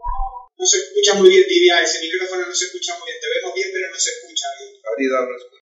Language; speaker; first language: Spanish; native; Spanish